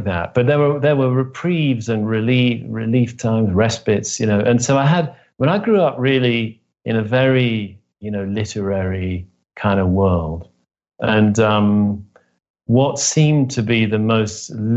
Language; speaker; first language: English; native; English